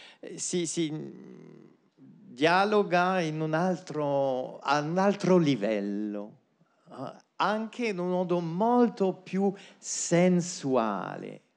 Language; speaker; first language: Italian; non-native, fluent; French